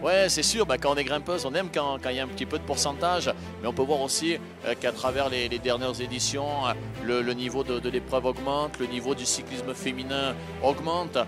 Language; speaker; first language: French; native; French